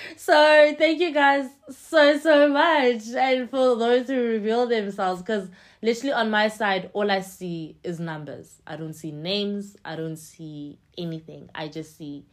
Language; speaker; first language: English; non-native, local second language; Xhosa